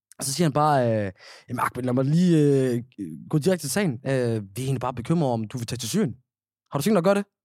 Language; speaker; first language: Danish; early bilingual, other home language; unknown